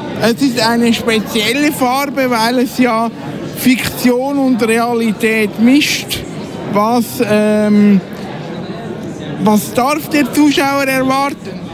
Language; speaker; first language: German; native; German